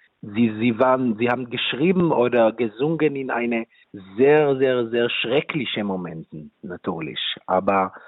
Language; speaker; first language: German; non-native, fluent; Hebrew